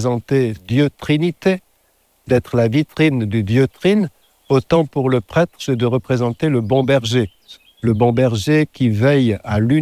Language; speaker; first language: French; native; French